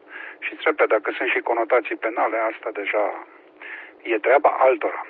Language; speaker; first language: Romanian; native; Romanian